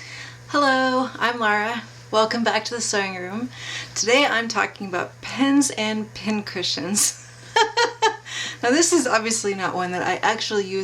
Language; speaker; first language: English; native; English